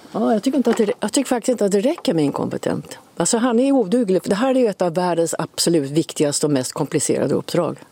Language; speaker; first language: Swedish; native; Swedish